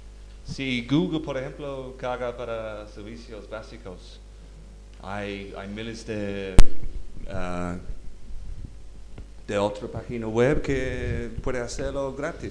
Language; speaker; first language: Spanish; non-native, learner; English